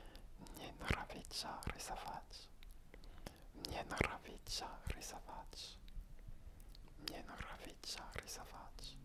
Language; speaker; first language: Russian; non-native, learner; French